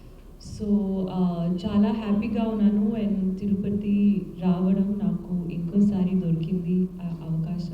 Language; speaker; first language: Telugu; non-native, learner; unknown